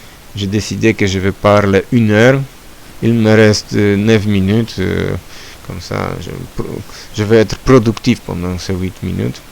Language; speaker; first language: French; non-native, learner; Polish